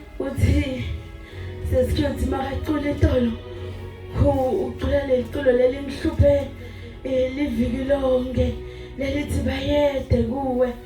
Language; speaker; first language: Zulu; non-native, local second language; Swati